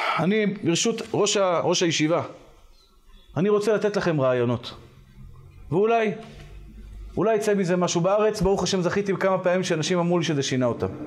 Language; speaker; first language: Hebrew; native; Hebrew